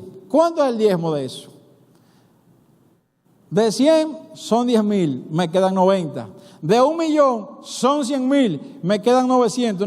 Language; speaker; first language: Spanish; native; Spanish